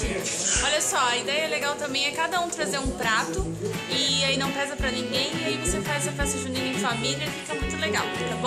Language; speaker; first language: Portuguese; native; Portuguese